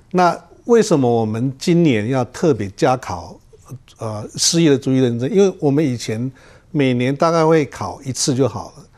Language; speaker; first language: Chinese; non-native, local second language; Amis